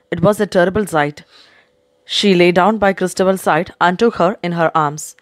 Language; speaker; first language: English; non-native, local second language; Malayalam